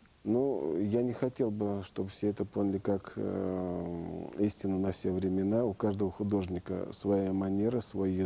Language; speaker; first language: Russian; native; Russian